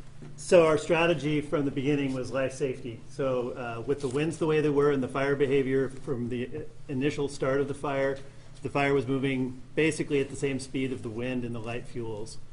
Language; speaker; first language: English; native; English